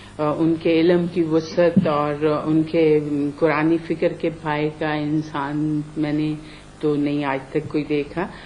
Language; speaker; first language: Urdu; native; Urdu